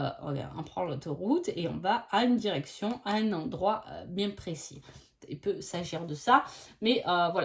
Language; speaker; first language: French; native; French